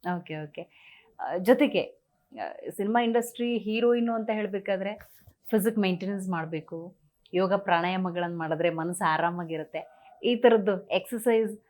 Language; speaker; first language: Kannada; native; Kannada